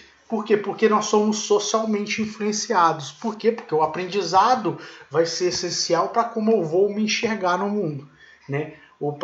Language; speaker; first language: Portuguese; native; Portuguese